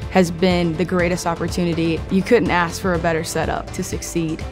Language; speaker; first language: English; native; English